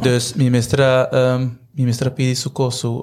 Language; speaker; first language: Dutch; non-native, local second language; Papiamento